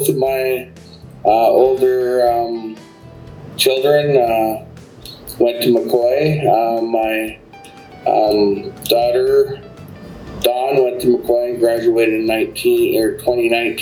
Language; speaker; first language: English; native; English